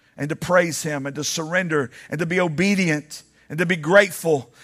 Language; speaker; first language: English; native; English